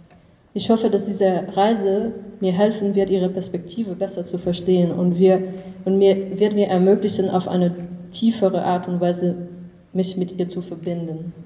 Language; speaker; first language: German; non-native, learner; English